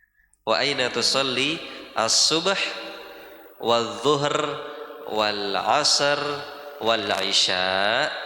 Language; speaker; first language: Arabic; non-native, fluent; Indonesian